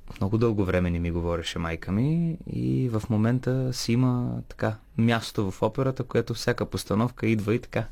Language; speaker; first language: Bulgarian; native; Bulgarian